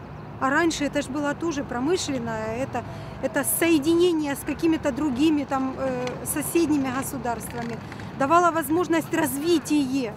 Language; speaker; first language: Russian; native; Russian